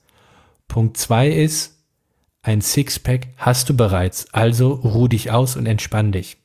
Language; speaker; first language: German; native; German